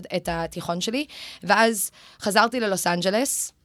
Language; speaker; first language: Hebrew; early bilingual, other home language; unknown